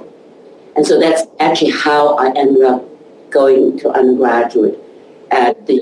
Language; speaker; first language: English; non-native, local second language; Cantonese